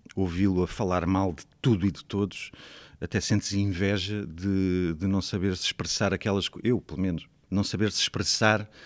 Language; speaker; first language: Portuguese; native; Portuguese